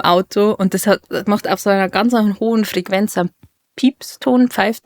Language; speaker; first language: German; native; German